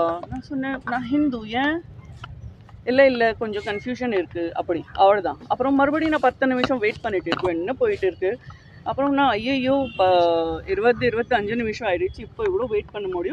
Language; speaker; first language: Tamil; non-native, fluent; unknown